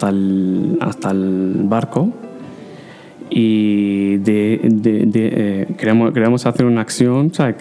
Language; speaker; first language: Spanish; non-native, fluent; Arabic